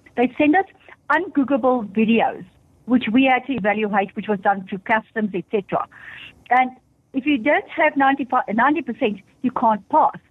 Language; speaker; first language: English; non-native, local second language; Afrikaans